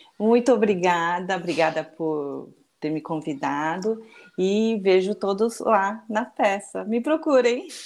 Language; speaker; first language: Portuguese; early bilingual, other home language; Japanese